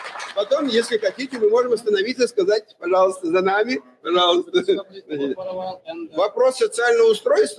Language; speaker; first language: Russian; native; Russian